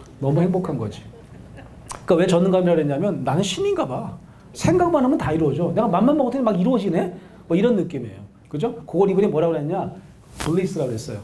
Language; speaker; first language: Korean; native; Korean